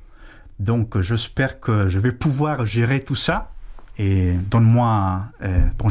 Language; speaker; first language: French; non-native, fluent; Spanish